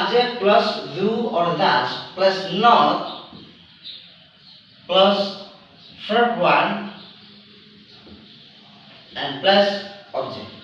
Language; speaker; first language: English; non-native, learner; Indonesian